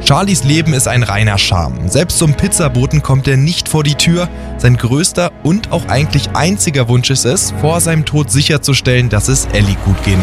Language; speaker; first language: German; native; German